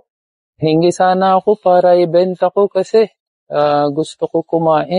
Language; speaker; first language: Filipino; non-native, learner; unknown